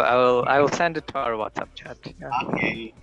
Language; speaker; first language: English; non-native, fluent; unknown